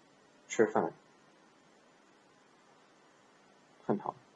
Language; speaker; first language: Chinese; non-native, learner; English